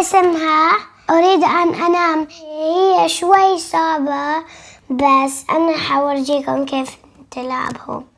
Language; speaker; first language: Arabic; native; Arabic